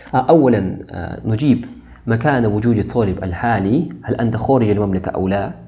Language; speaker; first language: Arabic; non-native, fluent; Kazakh